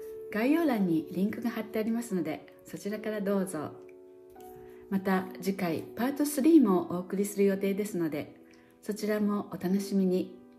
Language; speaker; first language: Japanese; native; Japanese